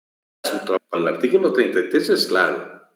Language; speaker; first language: Spanish; native; Spanish